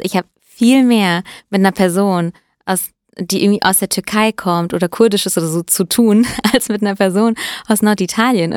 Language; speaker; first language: German; early bilingual, other home language; Italian